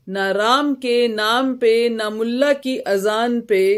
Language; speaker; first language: Hindi; native; Hindi